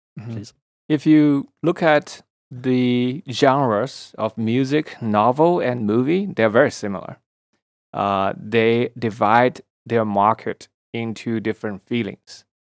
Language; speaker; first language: English; non-native, fluent; Chinese